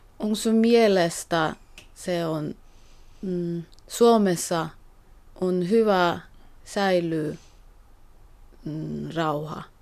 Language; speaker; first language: Finnish; non-native, learner; Korean